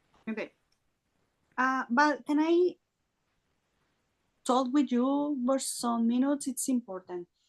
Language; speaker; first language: English; non-native, learner; Spanish